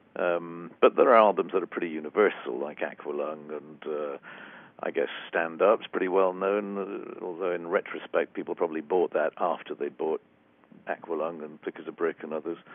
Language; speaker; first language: English; native; English